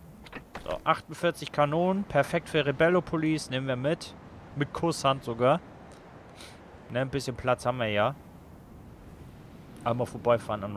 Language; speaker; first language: German; native; German